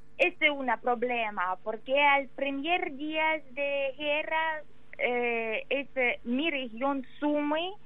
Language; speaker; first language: Spanish; non-native, learner; Ukrainian